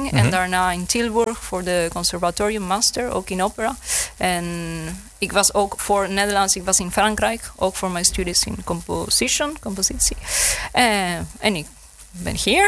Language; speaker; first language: Dutch; non-native, learner; Spanish